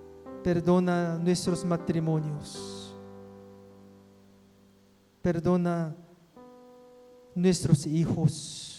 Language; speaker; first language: Spanish; non-native, fluent; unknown